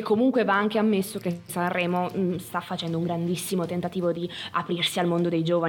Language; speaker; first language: Italian; native; Italian